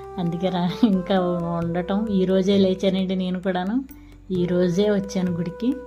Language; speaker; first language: Telugu; native; Telugu